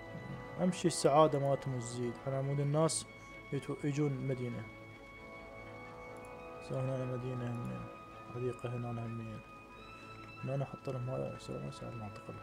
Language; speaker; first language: Arabic; native; Arabic